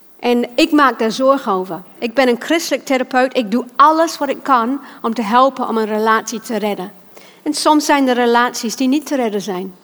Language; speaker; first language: Dutch; non-native, fluent; English